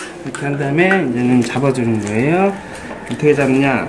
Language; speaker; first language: Korean; native; Korean